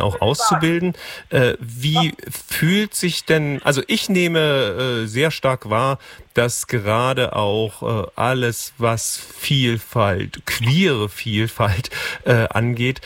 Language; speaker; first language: German; native; German